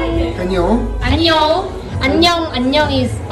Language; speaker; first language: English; non-native, learner; Korean